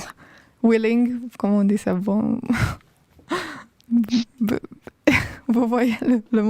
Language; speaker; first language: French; non-native, fluent; Romanian